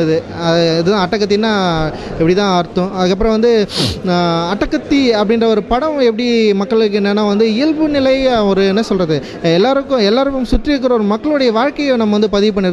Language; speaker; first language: Tamil; native; Tamil